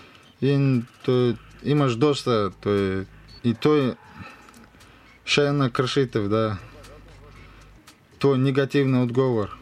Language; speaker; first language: Slovenian; non-native, learner; Russian